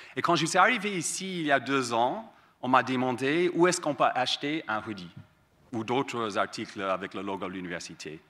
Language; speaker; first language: French; non-native, fluent; English